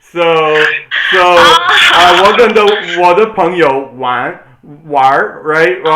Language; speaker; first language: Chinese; non-native, learner; English